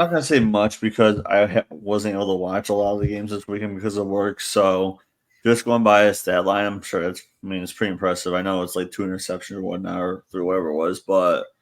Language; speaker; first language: English; native; English